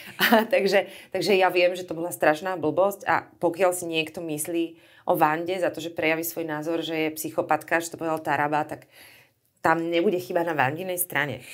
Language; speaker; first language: Slovak; native; Slovak